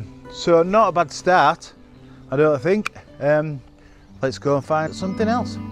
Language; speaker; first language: English; native; English